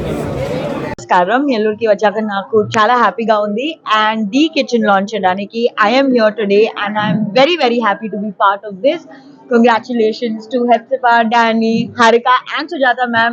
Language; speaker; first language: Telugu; non-native, learner; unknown